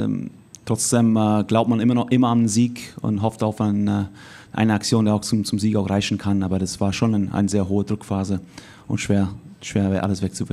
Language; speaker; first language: German; native; German